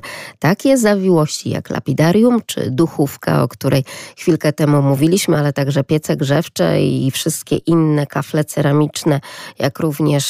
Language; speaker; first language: Polish; native; Polish